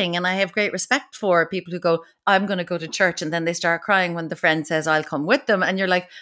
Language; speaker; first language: English; native; English